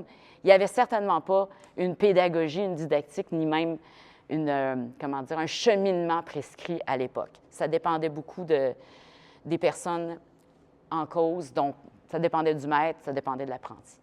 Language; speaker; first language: French; native; French